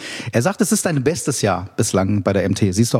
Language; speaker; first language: German; native; German